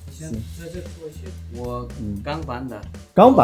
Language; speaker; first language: Chinese; non-native, learner; Turkmen